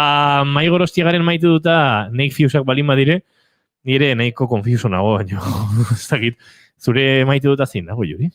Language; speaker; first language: Basque; native; Basque